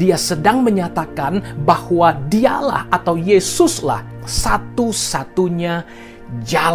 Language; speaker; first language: Indonesian; native; Indonesian